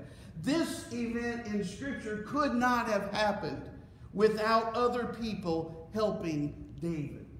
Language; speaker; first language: English; native; English